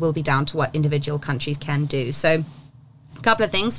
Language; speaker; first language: English; native; English